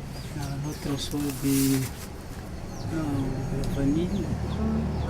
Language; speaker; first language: French; non-native, learner; Malagasy